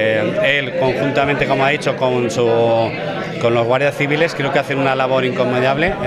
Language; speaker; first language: Spanish; native; Spanish